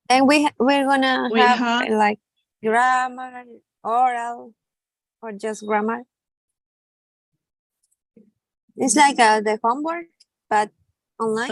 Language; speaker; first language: English; non-native, learner; Spanish